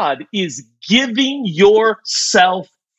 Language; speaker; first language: English; native; English